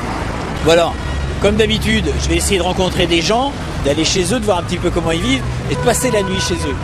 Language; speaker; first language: French; native; French